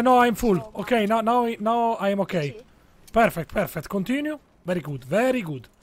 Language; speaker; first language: English; non-native, learner; Italian